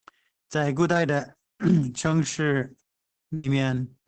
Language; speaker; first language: Chinese; non-native, fluent; English